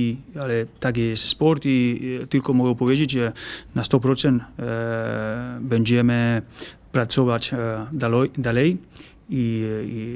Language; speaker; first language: Polish; non-native, learner; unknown